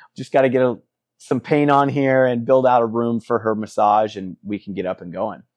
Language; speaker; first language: English; native; English